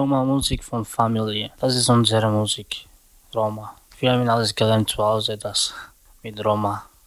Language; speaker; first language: German; non-native, learner; Romany